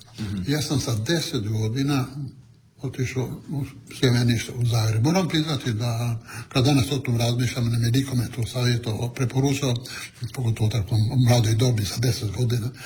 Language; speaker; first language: Croatian; non-native, local second language; Italian